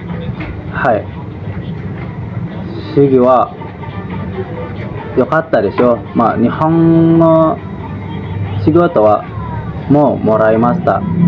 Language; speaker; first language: Japanese; non-native, learner; Indonesian